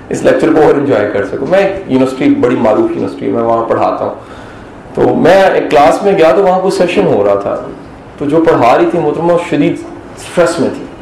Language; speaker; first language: Urdu; non-native, local second language; Punjabi